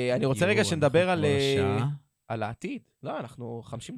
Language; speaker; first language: Hebrew; native; Hebrew